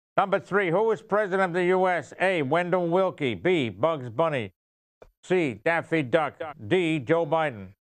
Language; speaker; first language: English; native; English